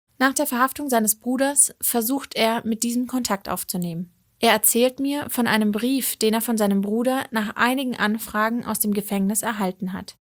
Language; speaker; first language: German; native; German